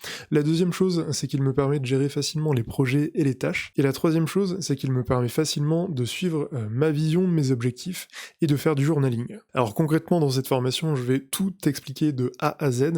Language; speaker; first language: French; native; French